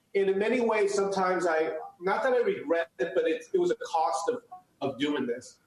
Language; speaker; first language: English; early bilingual, other home language; Chinese